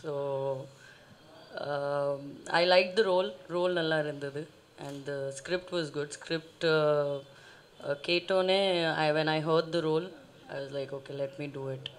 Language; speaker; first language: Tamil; non-native, fluent; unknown